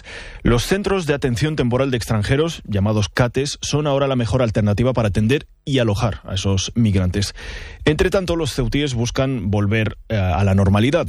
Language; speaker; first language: Spanish; native; Spanish